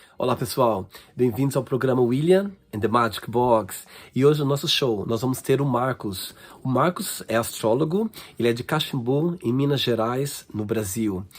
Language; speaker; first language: Portuguese; native; Portuguese